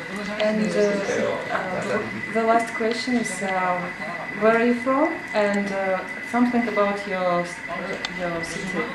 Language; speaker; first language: English; non-native, learner; Russian